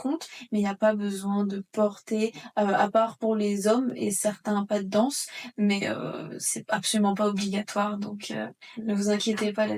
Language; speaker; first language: French; native; French